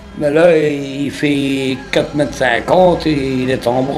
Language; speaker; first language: French; native; French